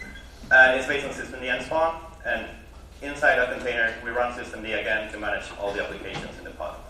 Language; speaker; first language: English; non-native, fluent; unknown